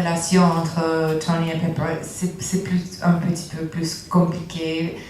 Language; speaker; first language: French; non-native, learner; English